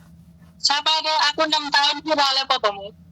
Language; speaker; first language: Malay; non-native, local second language; Javanese